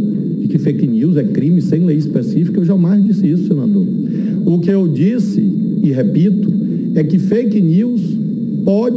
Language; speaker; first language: Portuguese; native; Portuguese